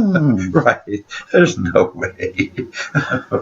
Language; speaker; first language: English; native; English